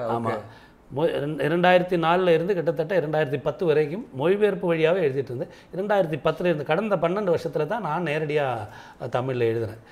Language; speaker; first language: Tamil; non-native, local second language; Malayalam